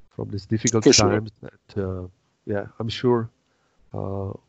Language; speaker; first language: English; non-native, fluent; Czech